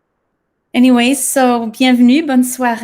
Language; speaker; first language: French; non-native, fluent; English